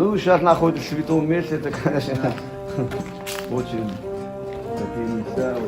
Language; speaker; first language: Russian; non-native, local second language; Uzbek